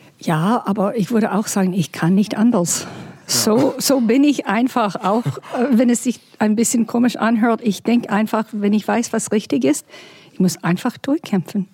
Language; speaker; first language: German; non-native, fluent; English